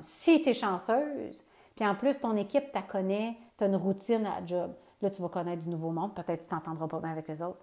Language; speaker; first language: French; native; French